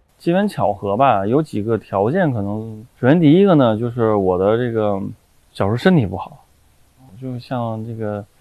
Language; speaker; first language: Chinese; native; Chinese